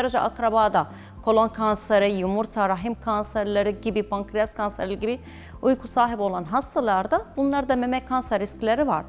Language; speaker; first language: Turkish; non-native, fluent; Arabic